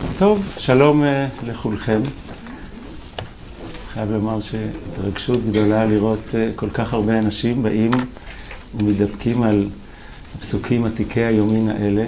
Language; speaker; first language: Hebrew; native; Hebrew